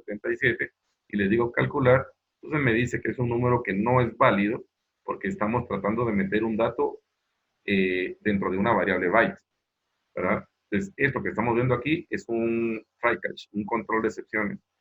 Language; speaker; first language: Spanish; native; Spanish